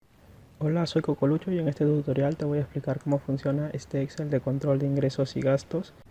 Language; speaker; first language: Spanish; native; Spanish